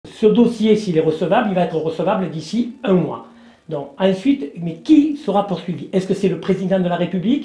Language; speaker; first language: French; native; French